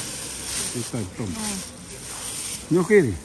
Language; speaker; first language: Spanish; non-native, learner; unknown